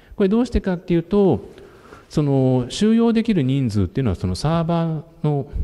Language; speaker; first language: Japanese; native; Japanese